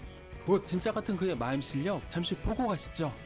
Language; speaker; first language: Korean; native; Korean